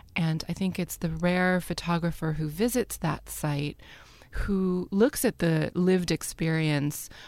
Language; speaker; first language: English; native; English